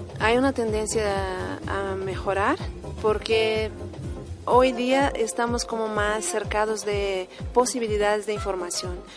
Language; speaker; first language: Spanish; non-native, fluent; Portuguese